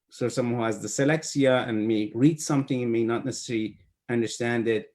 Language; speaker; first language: English; non-native, fluent; Persian